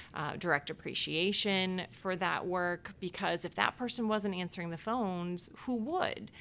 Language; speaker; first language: English; native; English